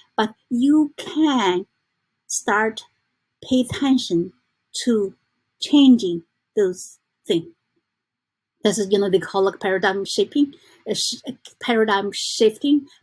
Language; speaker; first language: English; non-native, learner; Chinese